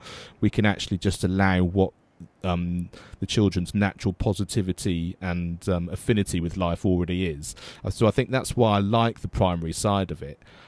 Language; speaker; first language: English; native; English